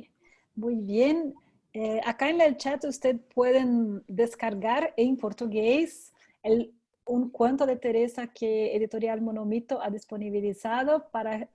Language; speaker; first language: Spanish; non-native, fluent; Portuguese